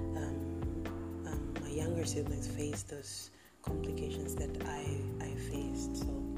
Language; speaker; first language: English; non-native, fluent; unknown